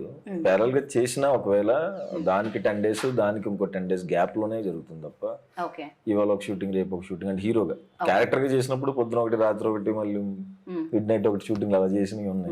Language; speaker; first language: Telugu; native; Telugu